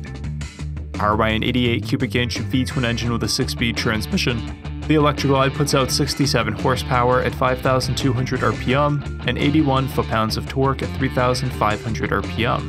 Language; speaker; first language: English; native; English